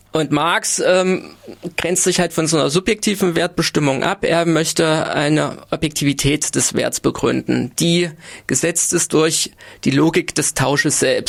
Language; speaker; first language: German; native; German